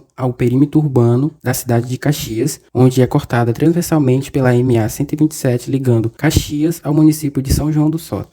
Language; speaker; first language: Portuguese; native; Portuguese